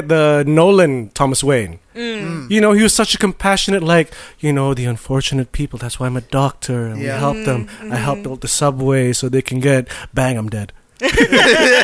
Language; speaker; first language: English; native; English